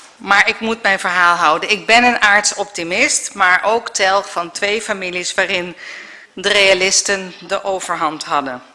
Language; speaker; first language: Dutch; native; Dutch